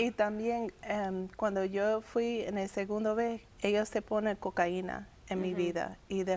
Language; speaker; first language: Spanish; early bilingual, heritage; English